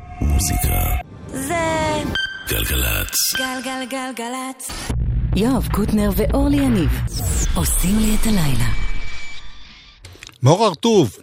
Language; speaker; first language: Hebrew; native; Hebrew